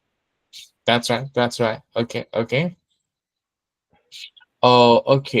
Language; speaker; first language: English; non-native, fluent; Spanish